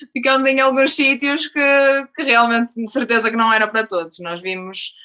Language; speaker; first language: Portuguese; native; Portuguese